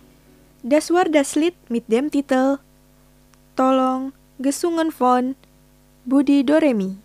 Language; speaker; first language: German; non-native, fluent; Indonesian